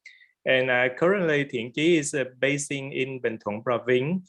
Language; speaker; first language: English; non-native, fluent; Vietnamese